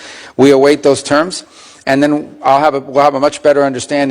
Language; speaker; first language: English; native; English